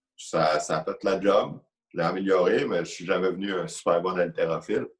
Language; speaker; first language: French; native; French